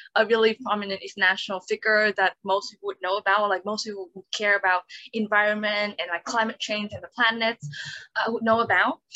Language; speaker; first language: English; non-native, fluent; Vietnamese